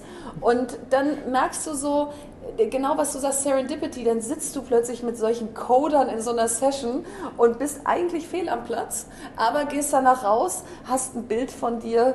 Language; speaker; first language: German; native; German